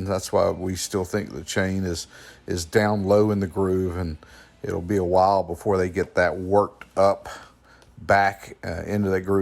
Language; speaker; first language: English; native; English